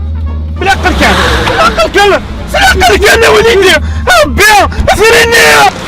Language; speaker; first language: Arabic; native; Arabic